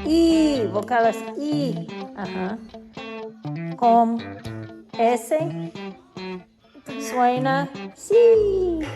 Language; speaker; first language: Spanish; non-native, learner; English